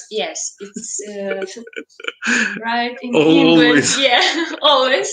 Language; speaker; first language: English; non-native, learner; Ukrainian